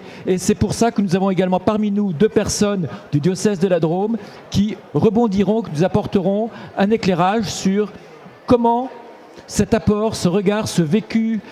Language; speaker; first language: French; native; French